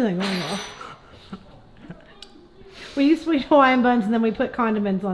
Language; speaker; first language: English; native; English